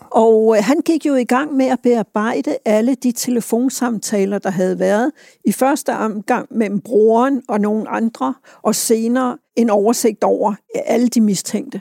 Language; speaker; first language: Danish; native; Danish